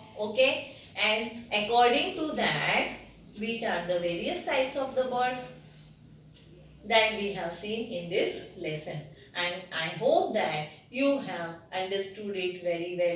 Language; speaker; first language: English; non-native, local second language; Marathi